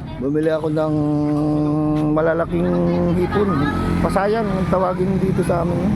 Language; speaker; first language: Filipino; non-native, local second language; Iloko